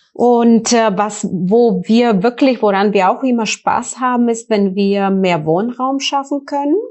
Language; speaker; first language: German; non-native, fluent; Bulgarian